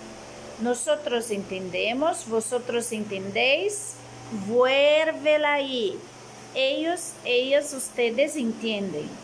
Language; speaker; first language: Spanish; non-native, fluent; Portuguese